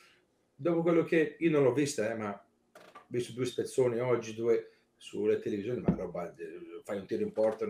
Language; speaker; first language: Italian; early bilingual, heritage; Italian